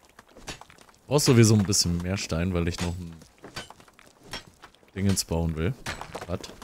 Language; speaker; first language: German; native; German